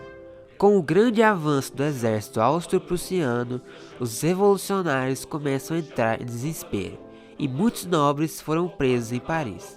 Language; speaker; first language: Portuguese; native; Portuguese